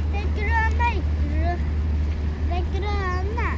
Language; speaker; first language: Korean; early bilingual, heritage; Korean